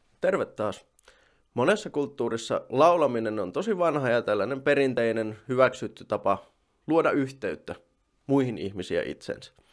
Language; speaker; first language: Finnish; native; Finnish